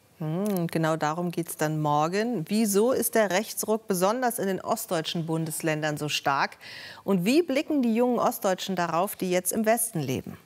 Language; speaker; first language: German; native; German